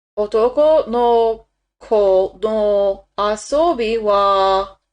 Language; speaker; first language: Japanese; non-native, learner; English